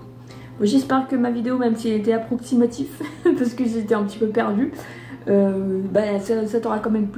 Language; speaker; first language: French; native; French